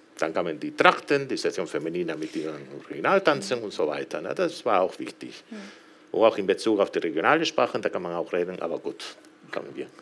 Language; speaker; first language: German; non-native, fluent; Spanish